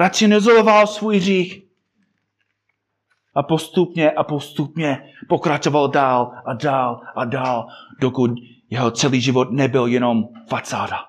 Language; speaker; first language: Czech; non-native, fluent; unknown